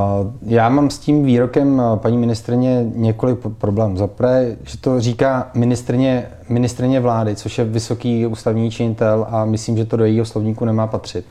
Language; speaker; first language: Czech; native; Czech